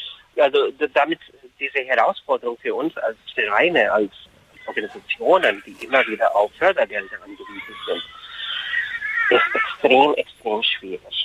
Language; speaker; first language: German; non-native, fluent; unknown